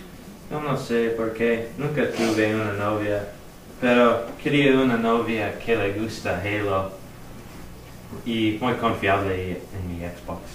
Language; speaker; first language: Spanish; non-native, learner; English